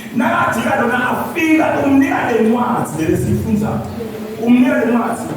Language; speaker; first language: Zulu; non-native, local second language; Swati